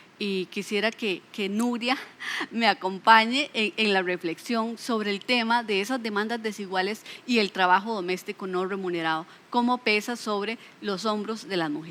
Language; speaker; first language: Spanish; native; Spanish